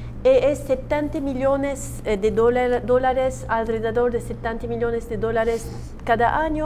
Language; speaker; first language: Spanish; non-native, learner; Turkish